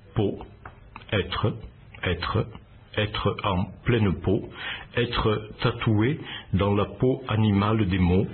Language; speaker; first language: French; native; French